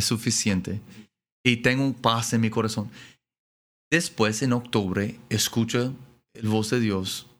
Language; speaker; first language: Spanish; non-native, learner; English